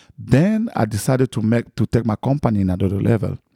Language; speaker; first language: English; non-native, fluent; French